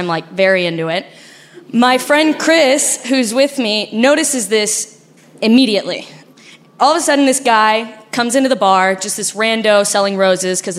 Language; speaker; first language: English; non-native, fluent; Spanish